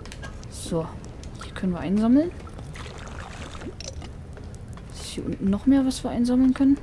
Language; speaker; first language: German; native; German